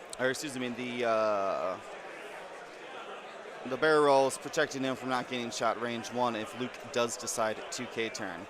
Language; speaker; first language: English; native; English